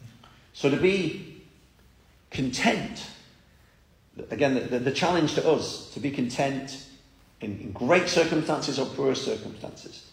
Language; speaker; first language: English; native; English